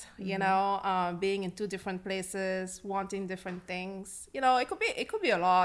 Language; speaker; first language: English; non-native, local second language; French